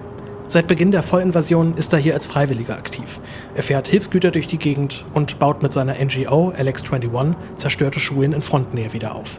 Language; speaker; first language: German; native; German